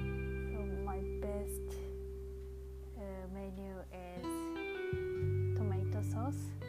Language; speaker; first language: English; non-native, learner; Japanese